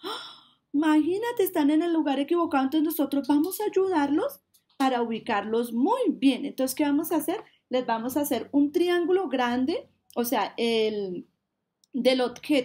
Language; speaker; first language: Spanish; native; Spanish